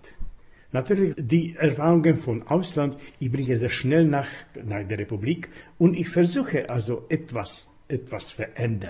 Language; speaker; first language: German; non-native, fluent; Slovak